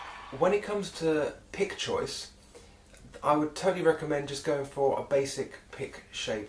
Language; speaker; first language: English; native; English